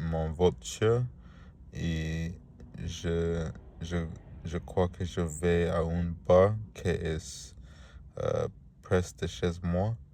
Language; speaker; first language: French; non-native, learner; Spanish